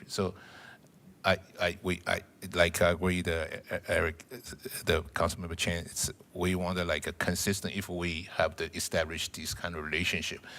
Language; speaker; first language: English; non-native, learner; Chinese